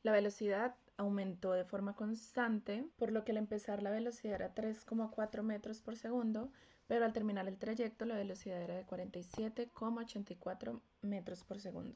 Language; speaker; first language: Spanish; native; Spanish